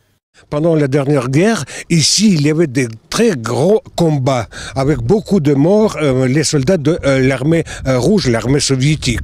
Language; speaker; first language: French; non-native, fluent; Russian